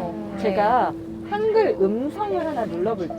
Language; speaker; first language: Korean; native; Korean